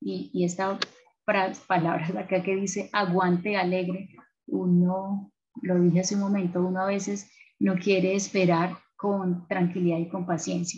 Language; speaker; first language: Spanish; native; Spanish